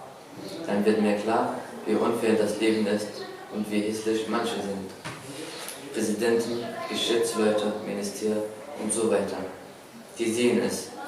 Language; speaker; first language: German; non-native, learner; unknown